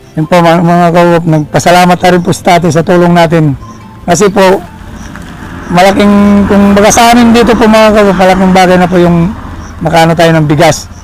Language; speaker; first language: Filipino; non-native, local second language; Waray